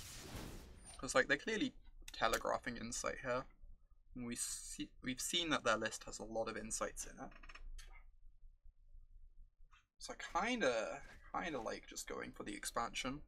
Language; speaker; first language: English; native; English